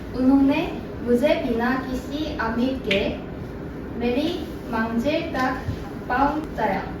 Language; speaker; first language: Hindi; non-native, learner; Korean